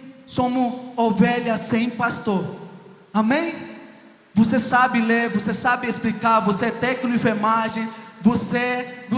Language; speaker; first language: Portuguese; non-native, local second language; Ticuna